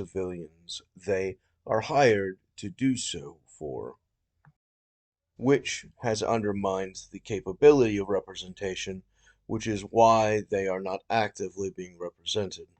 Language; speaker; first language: English; native; English